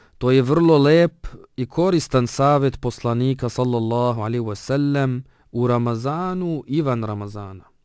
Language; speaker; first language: Bosnian; non-native, fluent; Arabic